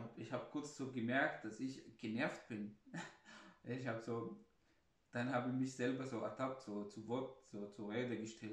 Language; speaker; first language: German; non-native, fluent; Arabic